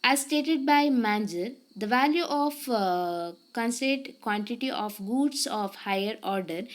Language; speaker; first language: English; non-native, local second language; Kannada